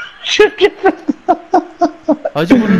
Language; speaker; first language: Turkish; native; Turkish